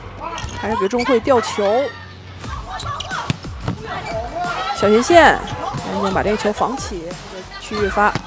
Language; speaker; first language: Chinese; native; Chinese